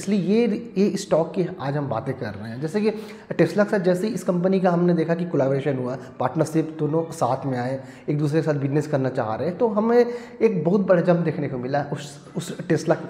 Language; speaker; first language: Hindi; native; Hindi